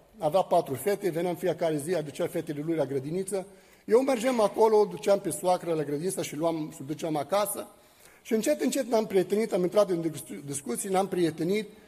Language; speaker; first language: Romanian; non-native, fluent; Arabic